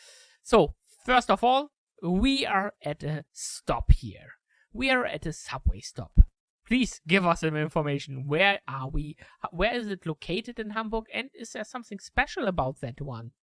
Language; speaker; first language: English; non-native, fluent; German